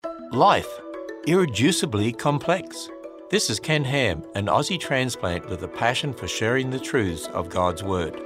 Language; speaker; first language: English; native; English